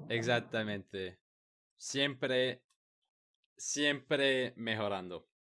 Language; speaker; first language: Spanish; non-native, learner; English